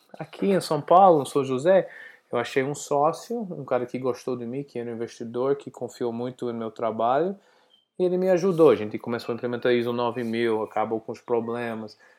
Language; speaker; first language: Portuguese; non-native, learner; English